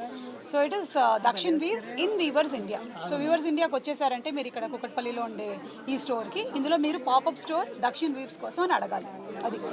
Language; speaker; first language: Telugu; native; Telugu